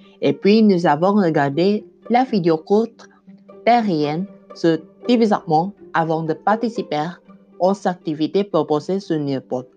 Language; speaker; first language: French; non-native, learner; Indonesian